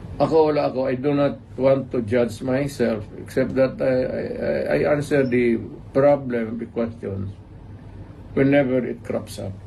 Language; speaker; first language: English; non-native, local second language; Cebuano